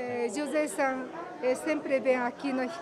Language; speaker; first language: Portuguese; non-native, learner; Japanese